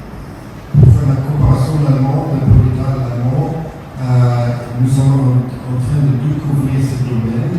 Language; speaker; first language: French; non-native, fluent; German